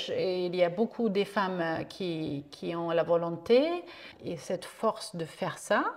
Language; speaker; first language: French; non-native, fluent; German